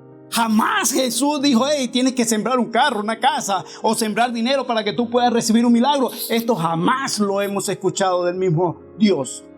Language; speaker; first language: Spanish; native; Spanish